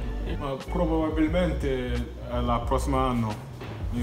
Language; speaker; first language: Italian; non-native, learner; English